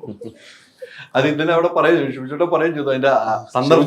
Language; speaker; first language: Malayalam; native; Malayalam